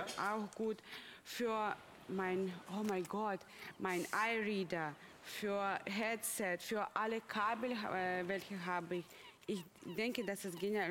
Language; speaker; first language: German; non-native, fluent; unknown